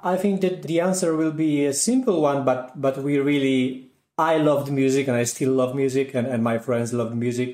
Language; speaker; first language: English; non-native, fluent; Polish